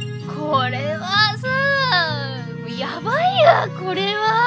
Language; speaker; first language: Japanese; native; Japanese